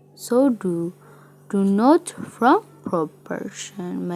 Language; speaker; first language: English; non-native, local second language; Amharic